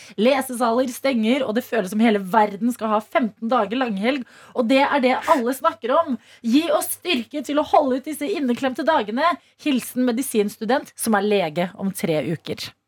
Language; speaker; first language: Norwegian; native; Norwegian